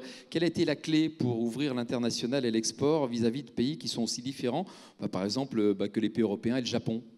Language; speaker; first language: French; native; French